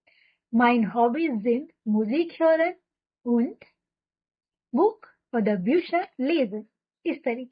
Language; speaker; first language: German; non-native, fluent; Hindi